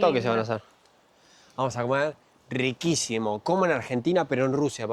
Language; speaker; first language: Spanish; native; Spanish